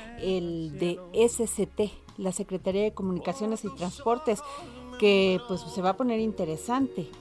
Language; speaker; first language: Spanish; native; Spanish